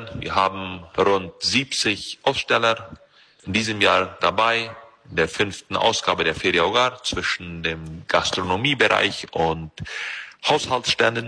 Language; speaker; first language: German; early bilingual, heritage; German